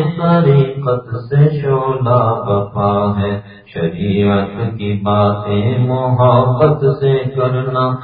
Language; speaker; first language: Urdu; native; Urdu